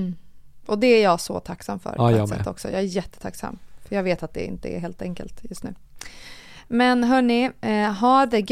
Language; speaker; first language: Swedish; native; Swedish